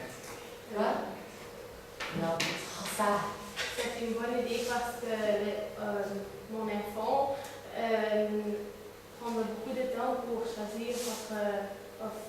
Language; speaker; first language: French; non-native, learner; Dutch